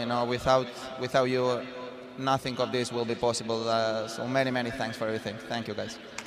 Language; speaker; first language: English; non-native, fluent; Spanish